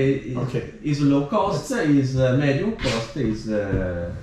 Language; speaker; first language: English; non-native, learner; Italian